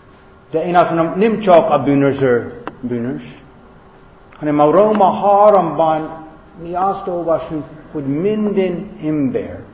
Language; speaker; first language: Hungarian; non-native, fluent; English